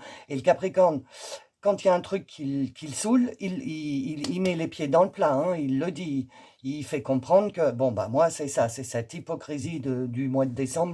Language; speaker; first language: French; native; French